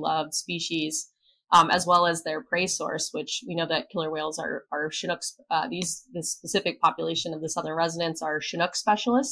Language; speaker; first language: English; native; English